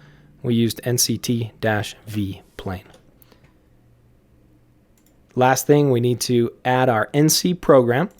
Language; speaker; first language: English; native; English